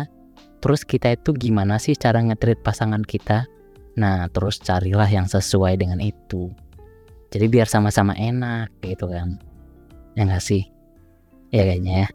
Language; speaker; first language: Indonesian; native; Indonesian